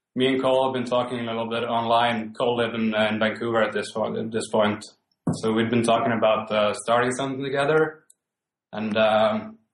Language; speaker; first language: English; non-native, fluent; Finnish